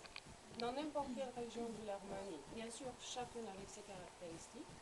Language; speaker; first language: French; non-native, fluent; Romanian